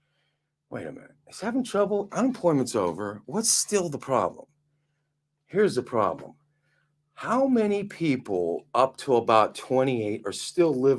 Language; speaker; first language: English; native; English